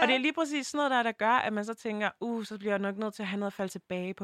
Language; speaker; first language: Danish; early bilingual, other home language; French